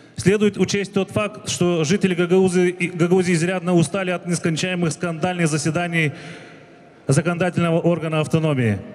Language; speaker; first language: Russian; non-native, local second language; Gagauz